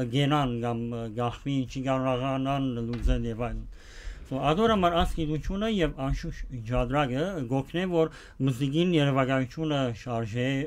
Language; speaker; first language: Armenian; early bilingual, heritage; Armenian